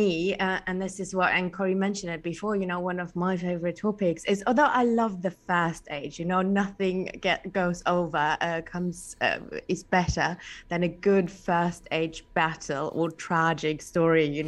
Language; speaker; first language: English; non-native, fluent; German